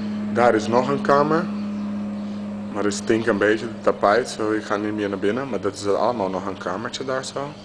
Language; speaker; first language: Dutch; non-native, fluent; Portuguese